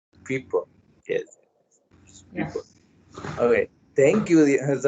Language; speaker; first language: English; non-native, learner; Spanish